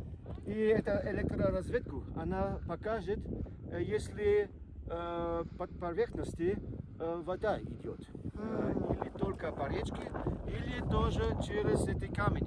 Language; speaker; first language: Russian; non-native, fluent; French